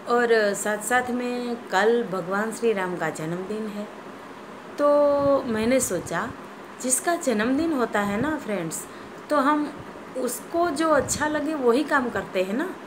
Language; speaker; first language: Hindi; non-native, local second language; Gujarati